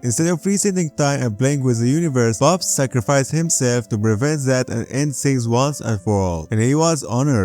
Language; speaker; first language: English; non-native, fluent; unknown